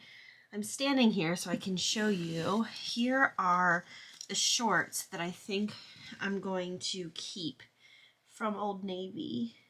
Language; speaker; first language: English; native; English